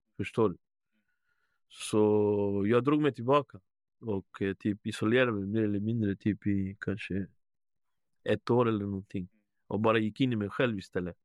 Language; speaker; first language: Swedish; early bilingual, other home language; Spanish